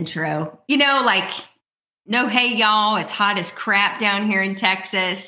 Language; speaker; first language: English; native; English